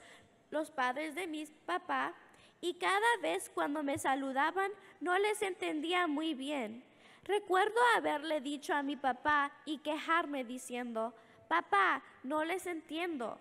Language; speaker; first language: Spanish; early bilingual, heritage; English